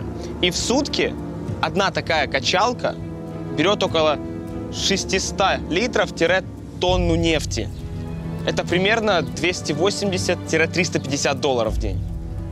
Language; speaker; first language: Russian; native; Russian